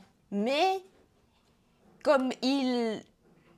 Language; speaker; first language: French; non-native, fluent; Russian